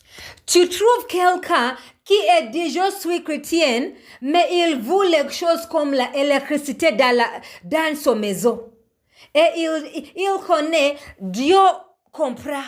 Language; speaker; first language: French; non-native, learner; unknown